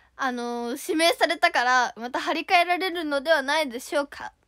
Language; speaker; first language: Japanese; native; Japanese